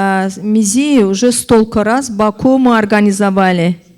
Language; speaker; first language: Russian; non-native, learner; Azerbaijani